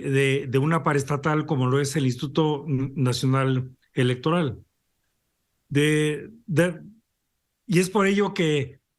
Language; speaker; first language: Spanish; native; Spanish